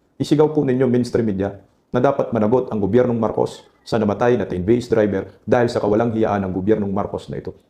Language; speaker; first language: Filipino; non-native, local second language; Cebuano